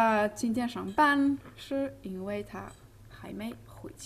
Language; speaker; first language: Chinese; non-native, learner; German